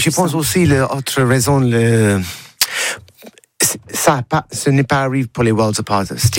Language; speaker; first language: French; non-native, learner; English